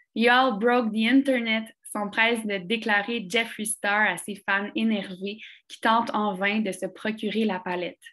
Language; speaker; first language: French; native; French